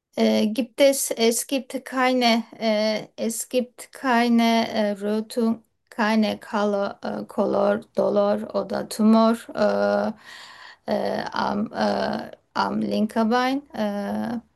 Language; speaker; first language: German; non-native, learner; Turkish